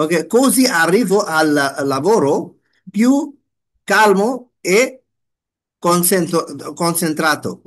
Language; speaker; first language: Italian; non-native, learner; Bangla